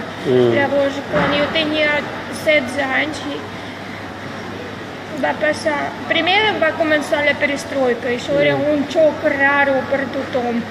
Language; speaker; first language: Catalan; non-native, fluent; Russian